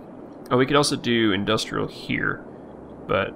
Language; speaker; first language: English; native; English